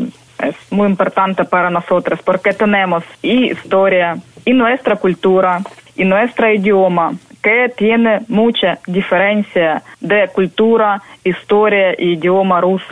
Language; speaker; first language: Spanish; non-native, fluent; Ukrainian